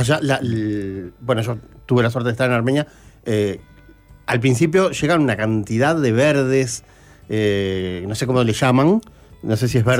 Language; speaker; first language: Spanish; native; Spanish